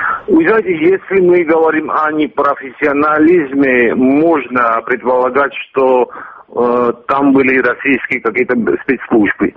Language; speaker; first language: Russian; non-native, fluent; Georgian